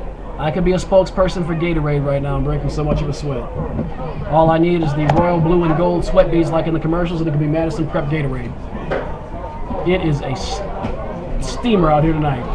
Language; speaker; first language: English; native; English